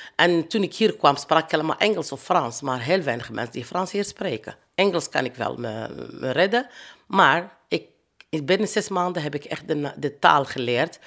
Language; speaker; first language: Dutch; non-native, fluent; Arabic